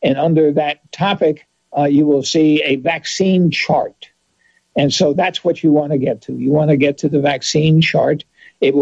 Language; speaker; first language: English; native; English